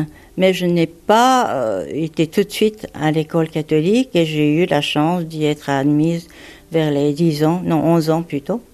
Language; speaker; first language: French; non-native, fluent; Japanese